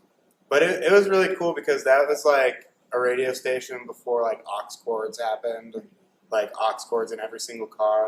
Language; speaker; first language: English; native; English